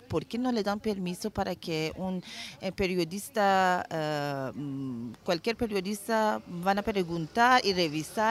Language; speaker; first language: Spanish; non-native, learner; Persian